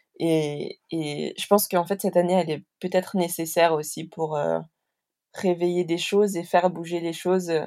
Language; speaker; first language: French; native; French